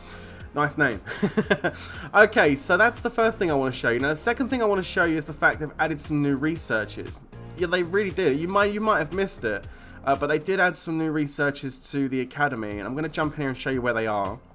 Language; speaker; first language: English; native; English